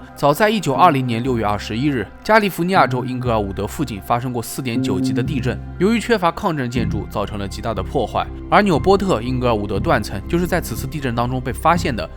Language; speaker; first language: Chinese; native; Chinese